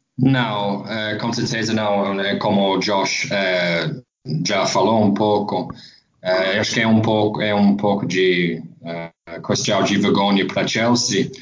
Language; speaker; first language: Portuguese; non-native, fluent; English